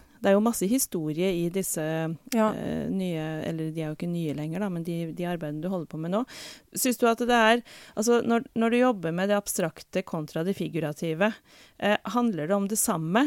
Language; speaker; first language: Norwegian; native; Norwegian